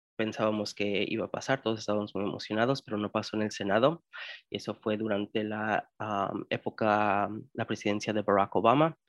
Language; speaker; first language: Spanish; early bilingual, heritage; Spanish